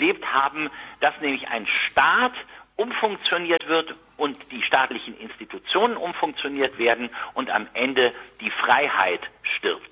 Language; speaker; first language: German; native; German